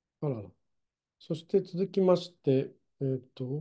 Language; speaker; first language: Japanese; native; Japanese